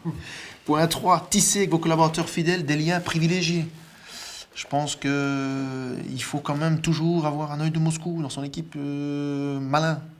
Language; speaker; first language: French; native; French